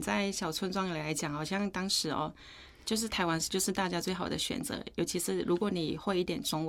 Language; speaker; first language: Chinese; non-native, fluent; Akha